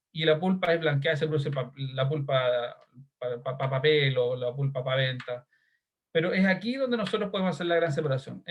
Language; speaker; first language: Spanish; native; Spanish